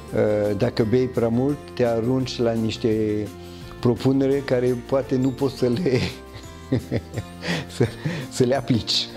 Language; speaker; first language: Romanian; early bilingual, heritage; French